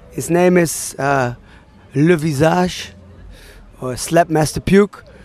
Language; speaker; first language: English; non-native, fluent; German